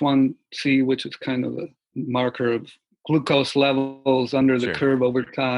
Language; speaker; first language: English; native; English